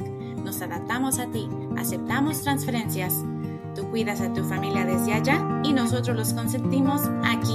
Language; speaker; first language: Spanish; native; Spanish